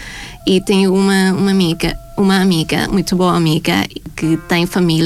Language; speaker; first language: Portuguese; non-native, fluent; Thai